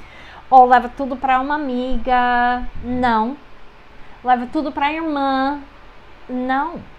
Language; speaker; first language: Portuguese; non-native, fluent; English